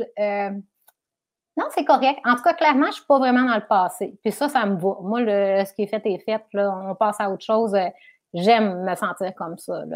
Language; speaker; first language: French; native; French